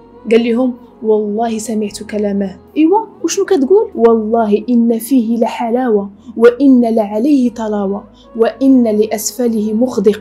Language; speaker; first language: Arabic; native; Arabic